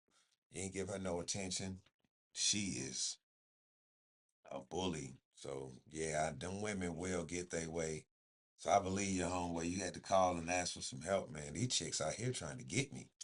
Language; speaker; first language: English; native; English